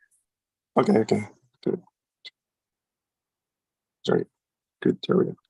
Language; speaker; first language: English; non-native, learner; Spanish